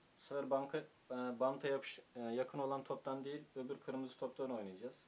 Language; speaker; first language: Turkish; native; Turkish